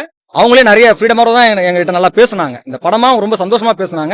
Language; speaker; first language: Tamil; native; Tamil